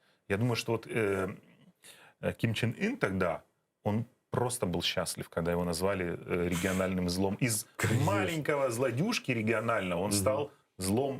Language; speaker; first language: Russian; native; Russian